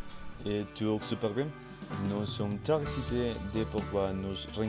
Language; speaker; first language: French; non-native, learner; Spanish